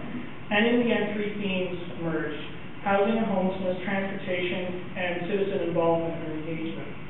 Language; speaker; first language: English; native; English